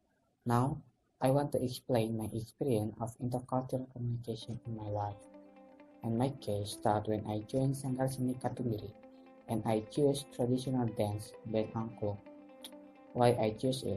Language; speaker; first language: English; non-native, learner; Indonesian